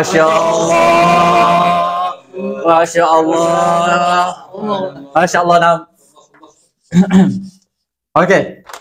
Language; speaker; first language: Arabic; non-native, learner; Malay